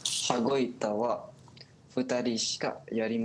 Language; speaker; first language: Japanese; non-native, learner; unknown